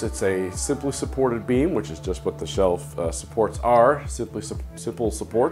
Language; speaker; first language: English; native; English